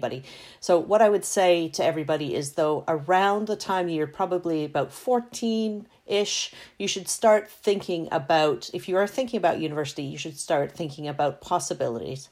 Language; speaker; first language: English; native; English